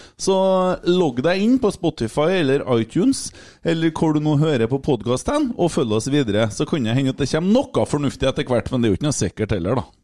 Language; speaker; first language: Norwegian; native; Norwegian